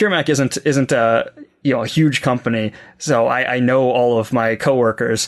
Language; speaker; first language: English; native; English